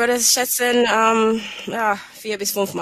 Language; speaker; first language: German; non-native, fluent; English